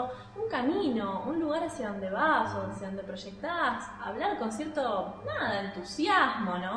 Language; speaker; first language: Spanish; native; Spanish